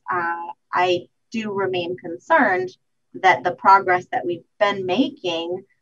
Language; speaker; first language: English; native; English